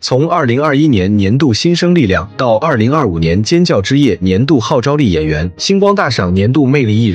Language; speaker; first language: Chinese; native; Chinese